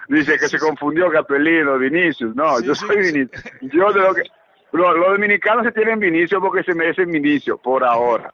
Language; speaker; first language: Spanish; early bilingual, heritage; Italian